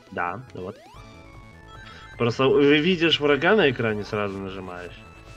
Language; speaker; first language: Russian; native; Russian